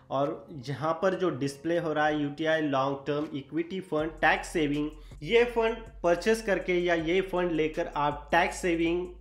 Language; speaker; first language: Hindi; native; Hindi